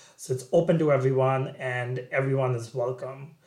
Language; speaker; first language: English; non-native, local second language; Bangla